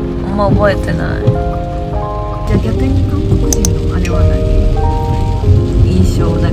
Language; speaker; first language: Japanese; non-native, fluent; Korean